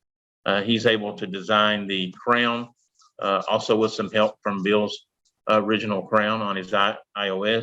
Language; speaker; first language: English; native; English